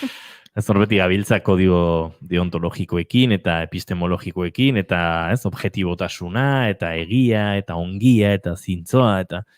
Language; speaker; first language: Basque; native; Basque